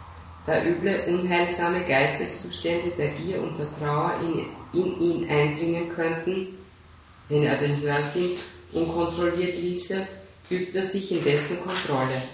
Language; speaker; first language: German; native; German